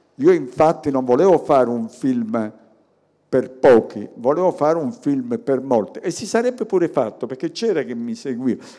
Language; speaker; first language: Italian; native; Italian